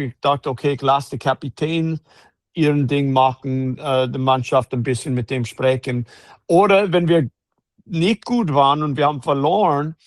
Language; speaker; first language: German; non-native, fluent; English